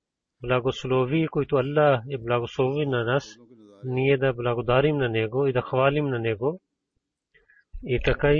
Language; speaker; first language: Bulgarian; non-native, fluent; Urdu